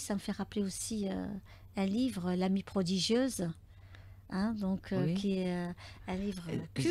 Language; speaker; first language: French; native; French